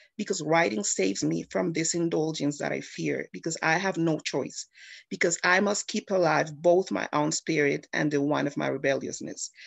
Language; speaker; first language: English; non-native, fluent; Spanish